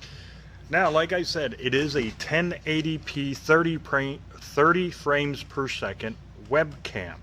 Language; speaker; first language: English; native; English